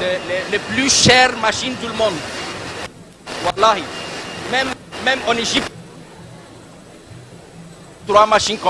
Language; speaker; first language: French; non-native, learner; Arabic